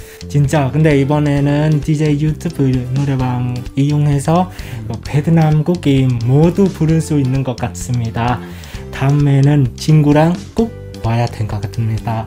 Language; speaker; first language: Korean; non-native, learner; Vietnamese